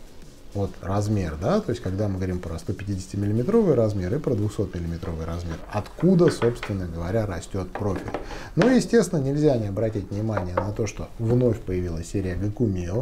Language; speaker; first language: Russian; native; Russian